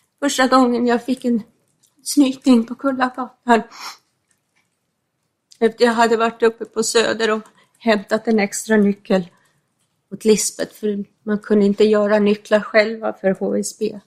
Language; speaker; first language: Swedish; non-native, fluent; English